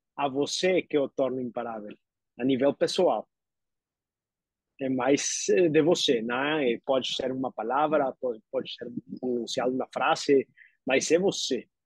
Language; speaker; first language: Portuguese; non-native, learner; Spanish